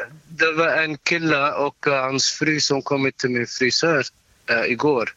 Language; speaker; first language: Swedish; non-native, fluent; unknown